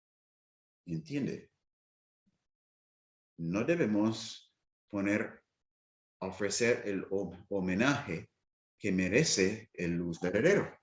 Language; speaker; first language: Spanish; non-native, fluent; English